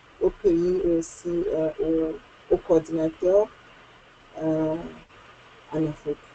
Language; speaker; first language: French; non-native, fluent; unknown